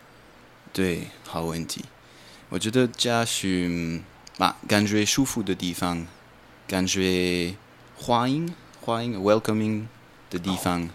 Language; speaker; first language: Chinese; non-native, learner; French